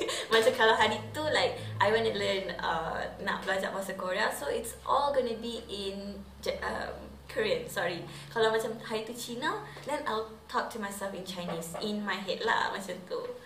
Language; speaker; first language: English; non-native, local second language; Malay